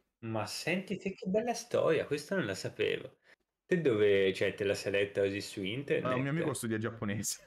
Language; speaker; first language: Italian; native; Italian